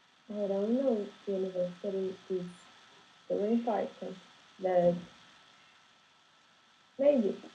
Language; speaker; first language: English; non-native, learner; Portuguese